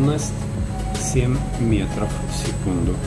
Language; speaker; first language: Russian; native; Russian